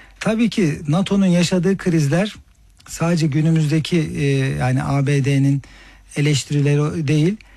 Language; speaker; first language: Turkish; native; Turkish